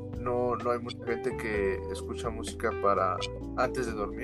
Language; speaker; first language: Spanish; early bilingual, heritage; Spanish